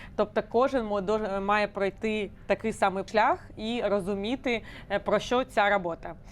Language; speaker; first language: Ukrainian; native; Ukrainian